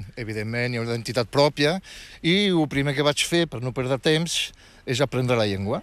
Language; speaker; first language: Catalan; non-native, fluent; Riffian